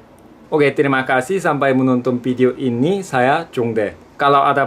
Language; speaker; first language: Indonesian; non-native, fluent; Korean